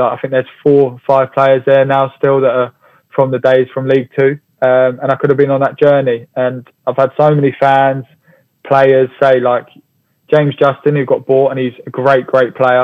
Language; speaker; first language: English; native; English